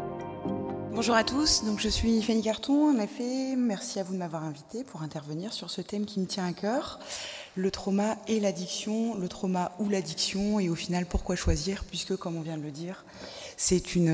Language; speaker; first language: French; native; French